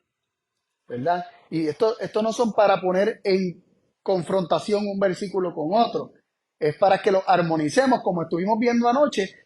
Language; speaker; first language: Spanish; native; Spanish